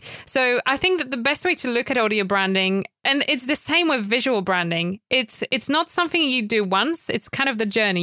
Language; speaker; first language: English; non-native, fluent; Polish